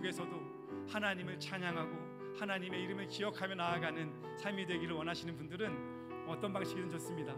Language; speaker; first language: Korean; native; Korean